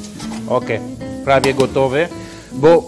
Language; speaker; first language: Polish; non-native, learner; French